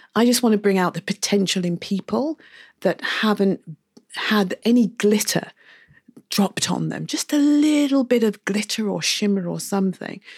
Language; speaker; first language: English; native; English